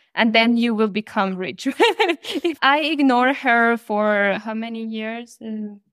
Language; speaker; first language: English; non-native, fluent; Spanish